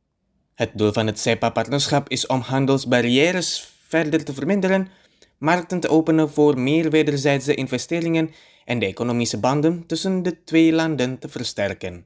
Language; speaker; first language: Dutch; non-native, fluent; Indonesian